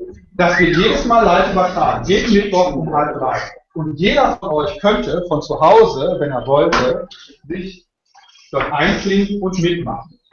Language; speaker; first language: German; native; German